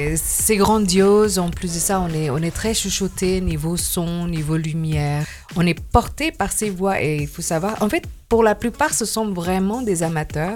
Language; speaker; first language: French; non-native, fluent; Indonesian